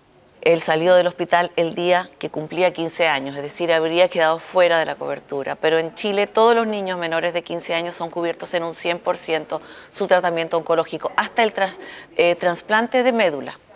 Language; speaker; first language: Spanish; native; Spanish